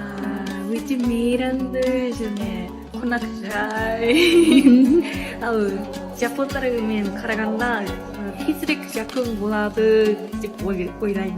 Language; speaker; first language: Kazakh; non-native, learner; Japanese